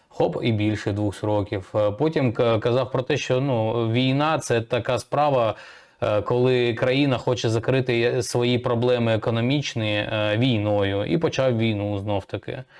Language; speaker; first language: Ukrainian; non-native, local second language; Russian